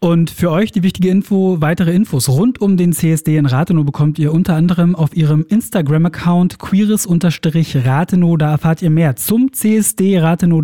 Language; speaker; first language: German; native; German